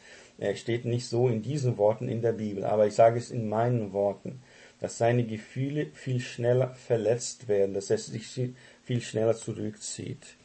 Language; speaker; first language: German; non-native, fluent; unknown